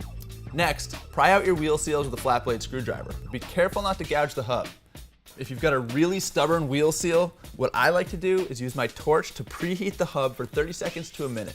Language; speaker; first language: English; native; English